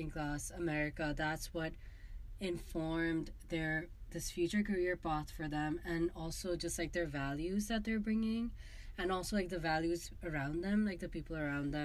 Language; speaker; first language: English; non-native, local second language; Urdu